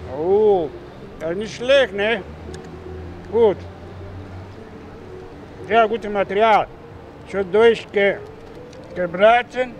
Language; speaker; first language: German; non-native, learner; Greek